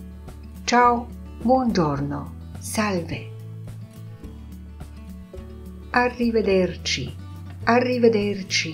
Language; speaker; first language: Italian; non-native, fluent; Polish